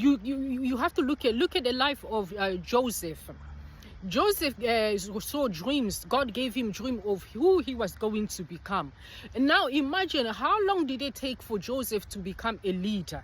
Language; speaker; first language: English; non-native, fluent; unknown